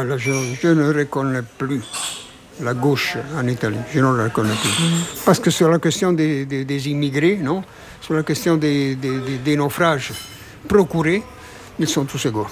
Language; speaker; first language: French; non-native, fluent; Italian